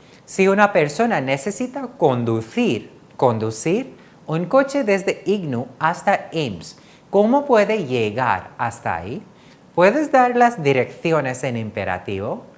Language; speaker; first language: Spanish; non-native, fluent; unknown